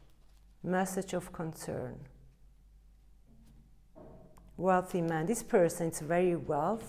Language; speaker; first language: English; non-native, fluent; Italian